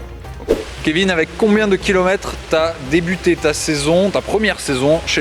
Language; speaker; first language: French; native; French